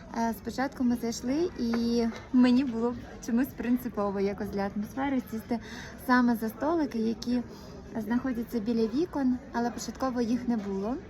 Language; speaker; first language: Ukrainian; native; Ukrainian